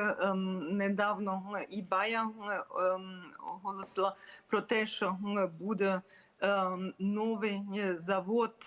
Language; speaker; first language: Ukrainian; non-native, fluent; German